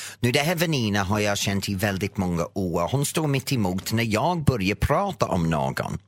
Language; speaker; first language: Swedish; non-native, fluent; English